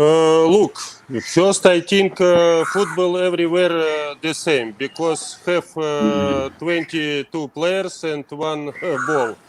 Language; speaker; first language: English; non-native, learner; Russian